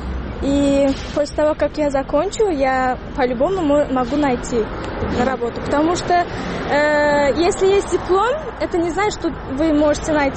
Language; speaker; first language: Russian; non-native, local second language; Tajik